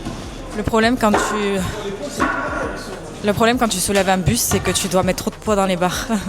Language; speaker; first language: French; native; French